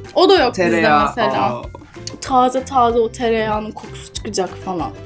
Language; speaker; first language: Turkish; non-native, fluent; Russian